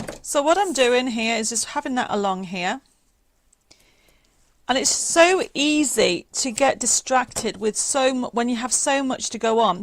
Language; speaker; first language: English; native; English